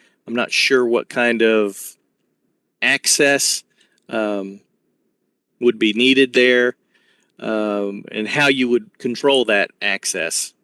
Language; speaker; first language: English; native; English